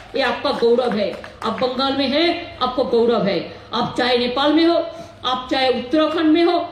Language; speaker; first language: Hindi; non-native, local second language; Bangla